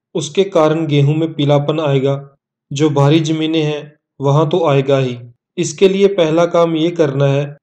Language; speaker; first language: Hindi; non-native, local second language; Punjabi